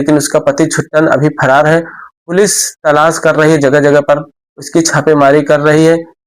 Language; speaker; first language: Hindi; native; Hindi